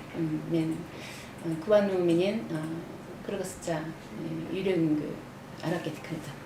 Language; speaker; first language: Kyrgyz; non-native, fluent; Korean